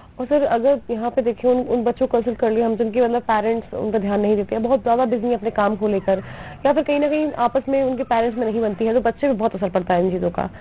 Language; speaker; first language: Hindi; native; Hindi